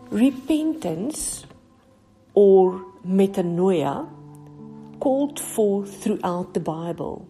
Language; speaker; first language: English; non-native, local second language; Afrikaans